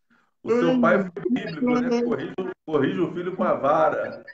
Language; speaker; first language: Portuguese; native; Portuguese